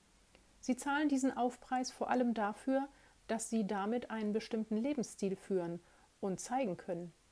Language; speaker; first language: German; native; German